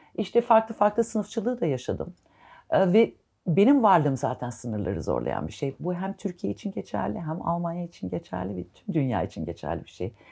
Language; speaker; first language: Turkish; early bilingual, heritage; Turkish